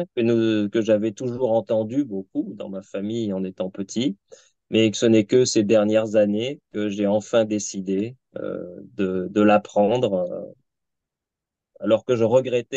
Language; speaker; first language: French; native; French